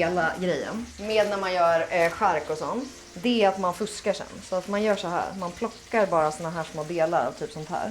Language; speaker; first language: Swedish; native; Swedish